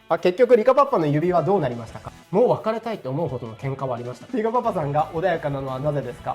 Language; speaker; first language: Japanese; native; Japanese